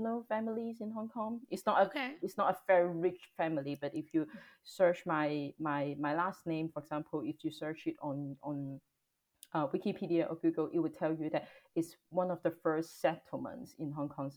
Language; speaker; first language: English; non-native, local second language; Cantonese